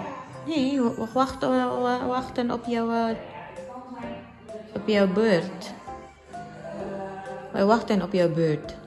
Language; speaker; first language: Dutch; non-native, learner; Cebuano